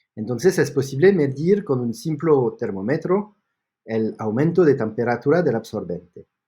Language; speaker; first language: Spanish; non-native, fluent; French